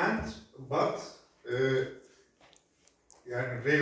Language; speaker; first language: English; non-native, learner; Turkish